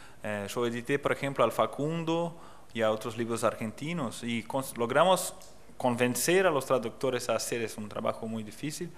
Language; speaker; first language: Spanish; non-native, fluent; Portuguese